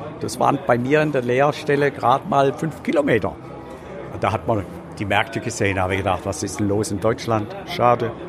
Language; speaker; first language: German; native; German